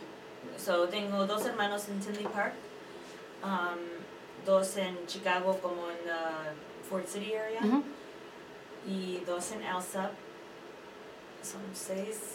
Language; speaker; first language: Spanish; early bilingual, heritage; Spanish